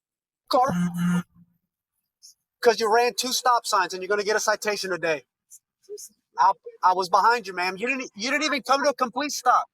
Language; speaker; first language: English; native; English